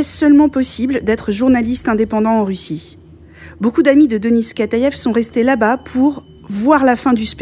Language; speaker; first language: French; native; French